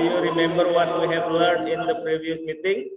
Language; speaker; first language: English; non-native, fluent; Indonesian